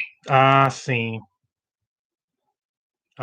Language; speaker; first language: Portuguese; non-native, learner; English